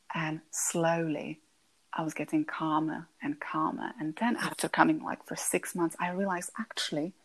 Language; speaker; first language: English; non-native, fluent; Slovak